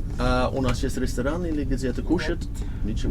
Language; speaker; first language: Russian; non-native, learner; English